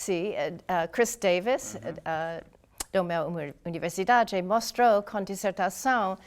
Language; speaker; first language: Portuguese; non-native, learner; English